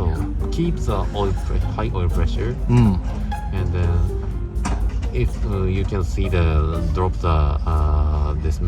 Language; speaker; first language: English; non-native, learner; Japanese